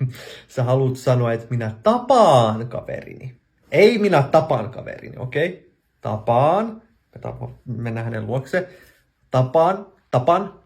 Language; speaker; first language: Finnish; non-native, fluent; Arabic